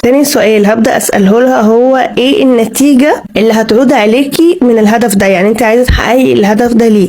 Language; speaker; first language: Arabic; native; Arabic